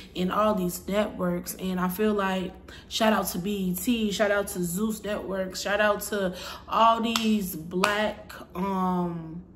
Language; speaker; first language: English; native; English